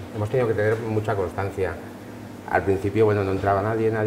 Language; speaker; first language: Spanish; native; Spanish